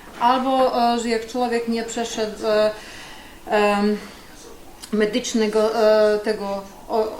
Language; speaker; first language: Polish; non-native, fluent; Ukrainian